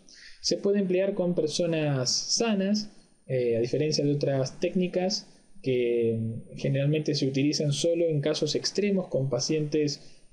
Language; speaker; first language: Spanish; native; Spanish